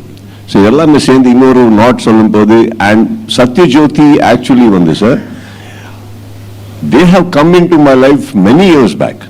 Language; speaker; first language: Tamil; non-native, fluent; Kannada